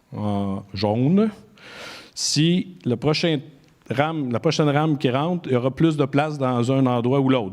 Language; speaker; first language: French; native; French